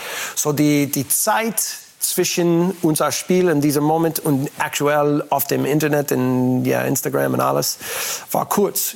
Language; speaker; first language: German; non-native, learner; English